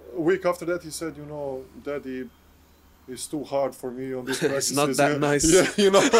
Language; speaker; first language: English; non-native, fluent; Bosnian